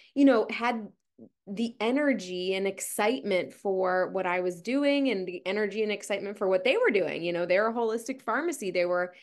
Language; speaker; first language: English; native; English